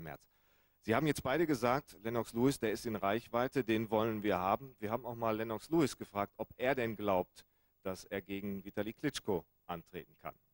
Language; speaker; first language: German; native; German